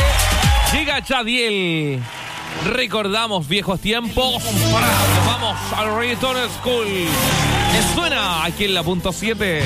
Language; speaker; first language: Spanish; native; Spanish